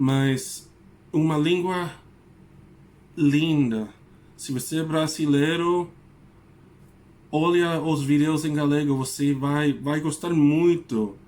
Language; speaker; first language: Portuguese; non-native, learner; English